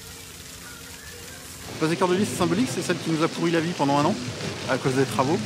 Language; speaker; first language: French; native; French